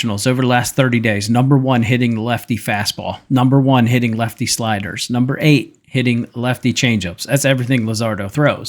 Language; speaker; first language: English; native; English